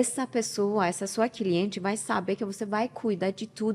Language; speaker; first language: Portuguese; non-native, learner; Persian